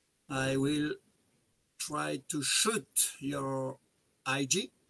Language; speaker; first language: English; non-native, fluent; French